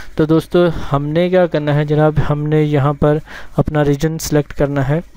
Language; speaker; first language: Urdu; non-native, local second language; Punjabi